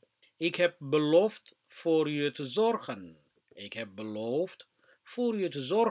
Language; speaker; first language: Dutch; non-native, fluent; Somali